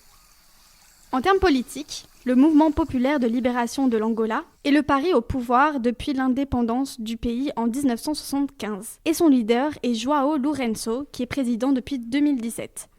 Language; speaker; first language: French; native; French